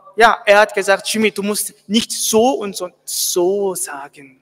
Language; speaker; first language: German; non-native, fluent; Korean